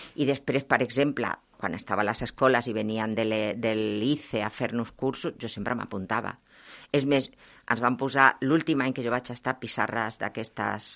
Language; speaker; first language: Catalan; non-native, local second language; Spanish